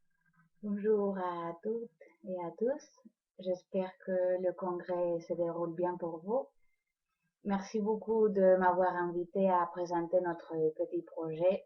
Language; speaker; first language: French; non-native, fluent; Spanish